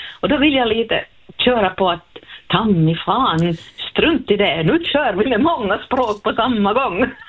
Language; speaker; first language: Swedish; native; Swedish